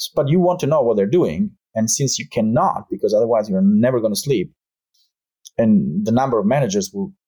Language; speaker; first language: English; non-native, fluent; Albanian